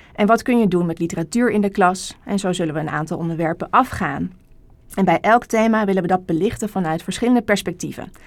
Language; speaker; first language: Dutch; native; Dutch